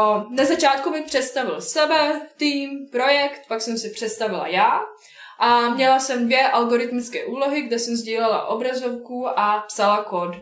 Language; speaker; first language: Czech; non-native, fluent; Bosnian